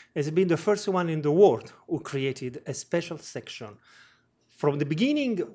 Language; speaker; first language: English; non-native, fluent; Italian